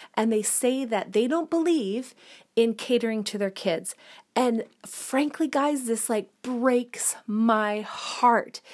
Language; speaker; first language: English; native; English